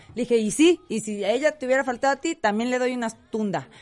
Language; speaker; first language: Spanish; native; Spanish